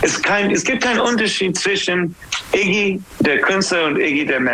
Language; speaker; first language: German; non-native, fluent; English